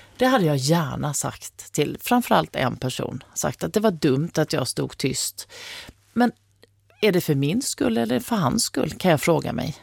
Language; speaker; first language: Swedish; native; Swedish